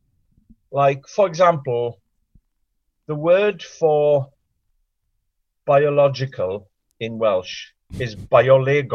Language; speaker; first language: English; non-native, local second language; Welsh